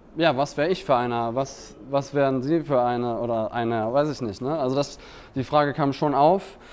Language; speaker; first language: German; native; German